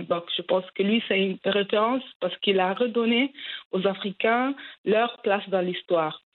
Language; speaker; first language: French; early bilingual, heritage; French